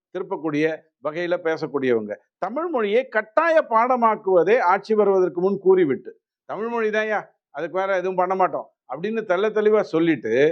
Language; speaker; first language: Tamil; native; Tamil